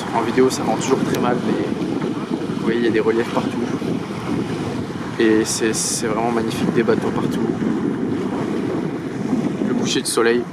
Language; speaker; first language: French; native; French